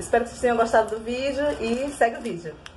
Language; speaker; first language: Portuguese; native; Portuguese